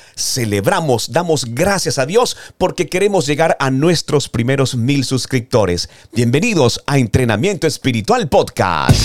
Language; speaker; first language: Spanish; native; Spanish